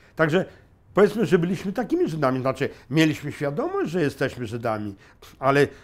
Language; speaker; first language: Polish; native; Polish